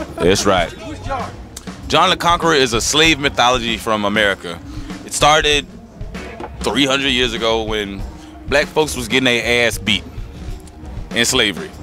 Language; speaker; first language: English; native; English